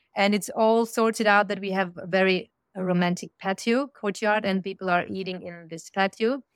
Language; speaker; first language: English; non-native, fluent; German